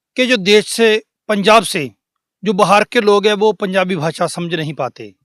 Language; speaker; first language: Hindi; non-native, local second language; Punjabi